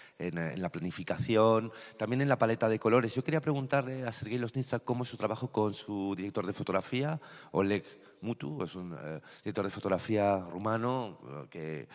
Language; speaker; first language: Spanish; native; Spanish